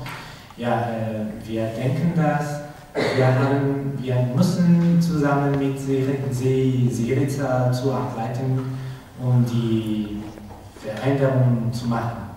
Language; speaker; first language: German; non-native, learner; Spanish